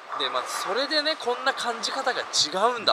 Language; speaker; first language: Japanese; native; Japanese